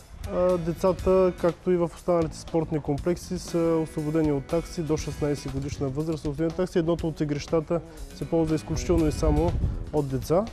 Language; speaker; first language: Bulgarian; native; Bulgarian